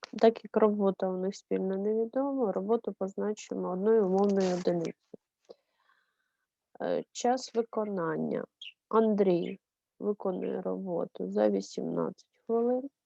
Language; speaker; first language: Ukrainian; native; Ukrainian